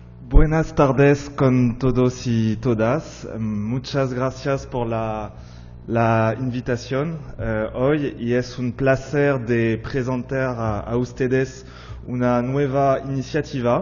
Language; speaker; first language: Spanish; non-native, fluent; French